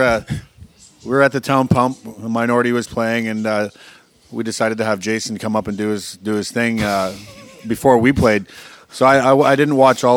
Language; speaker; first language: English; native; English